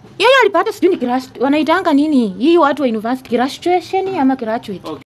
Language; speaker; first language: Swahili; non-native, local second language; Luo (Kenya and Tanzania)